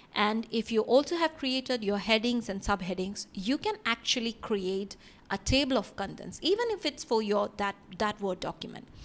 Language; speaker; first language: English; non-native, local second language; Malayalam